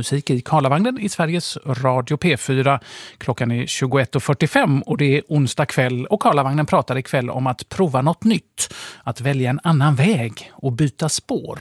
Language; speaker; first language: Swedish; native; Swedish